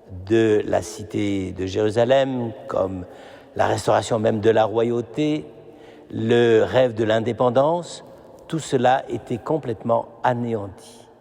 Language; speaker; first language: French; native; French